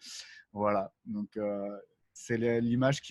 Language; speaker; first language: French; native; French